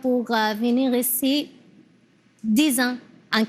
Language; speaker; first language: French; non-native, learner; Arabic